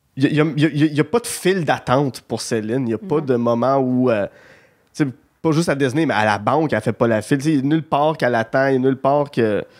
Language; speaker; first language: French; native; French